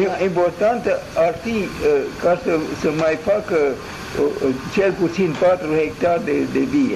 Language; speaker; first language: Romanian; non-native, local second language; German